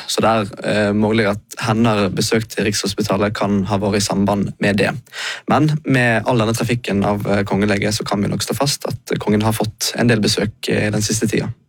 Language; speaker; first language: Norwegian; native; Norwegian